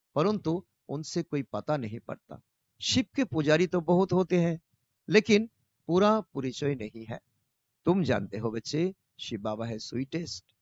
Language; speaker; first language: Hindi; non-native, local second language; Bangla